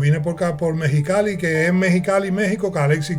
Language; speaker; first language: Spanish; native; Spanish